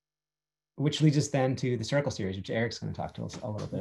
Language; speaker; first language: English; native; English